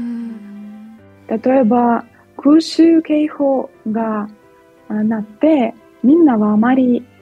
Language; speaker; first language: Japanese; non-native, fluent; Ukrainian